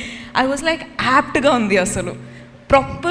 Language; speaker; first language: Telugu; non-native, local second language; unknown